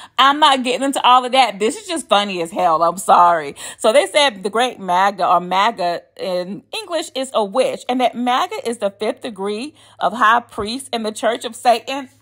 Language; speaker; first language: English; native; English